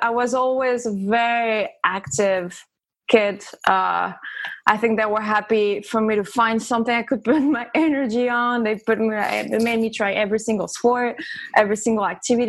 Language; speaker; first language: English; early bilingual, other home language; French